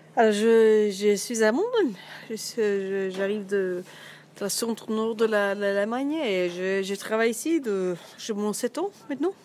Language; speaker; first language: French; non-native, learner; German